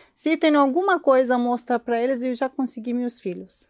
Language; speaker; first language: Portuguese; non-native, learner; Arabic